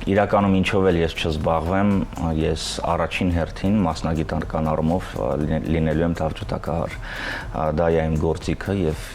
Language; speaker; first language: Armenian; early bilingual, heritage; Armenian